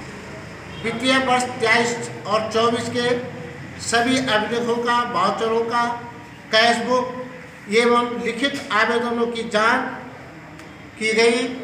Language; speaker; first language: Hindi; native; Hindi